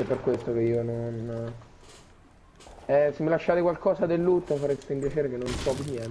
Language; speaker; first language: Italian; native; Italian